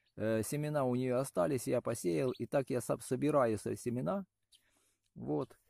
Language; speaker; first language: Russian; non-native, local second language; Ukrainian